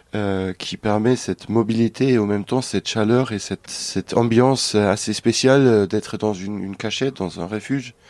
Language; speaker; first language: French; non-native, fluent; German